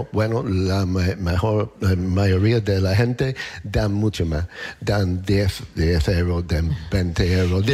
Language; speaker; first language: Spanish; non-native, learner; English